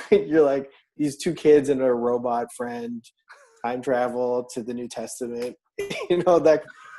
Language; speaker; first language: English; non-native, local second language; Filipino